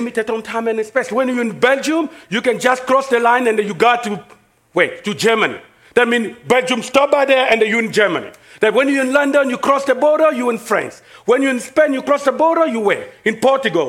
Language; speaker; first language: English; non-native, fluent; French